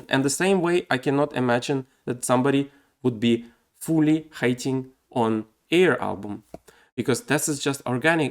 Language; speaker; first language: English; non-native, fluent; Russian